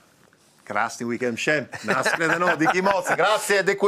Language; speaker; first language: Czech; non-native, learner; Italian